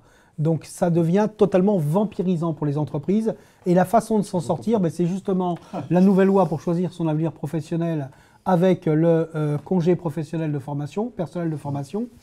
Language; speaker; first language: French; native; French